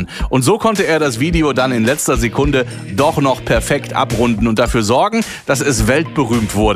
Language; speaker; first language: German; native; German